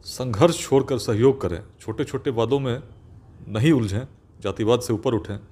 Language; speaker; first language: Hindi; native; Hindi